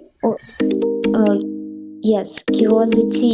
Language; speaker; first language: English; non-native, learner; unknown